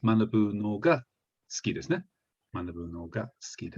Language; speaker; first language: Japanese; non-native, fluent; English